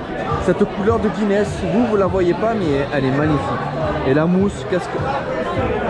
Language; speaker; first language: French; native; French